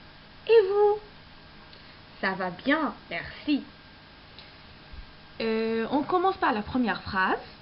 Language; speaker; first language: French; non-native, local second language; Arabic